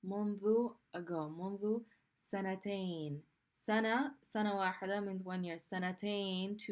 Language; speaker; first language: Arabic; non-native, fluent; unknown